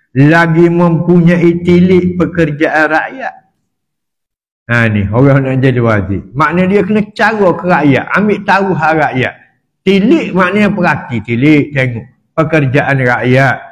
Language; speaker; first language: Malay; native; Malay